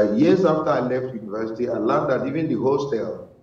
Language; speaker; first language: English; non-native, local second language; Igbo